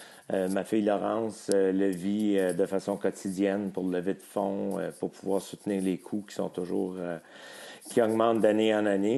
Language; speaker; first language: French; native; French